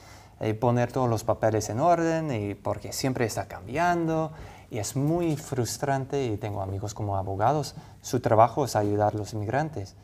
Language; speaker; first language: Spanish; non-native, fluent; English